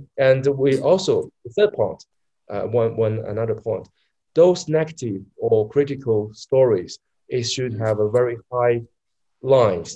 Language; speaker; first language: English; non-native, learner; Chinese